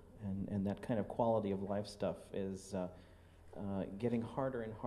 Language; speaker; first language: English; native; English